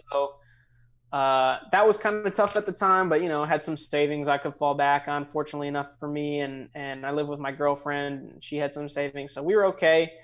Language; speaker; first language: English; native; English